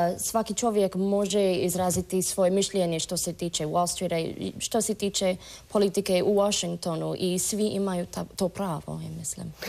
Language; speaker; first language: Croatian; non-native, fluent; English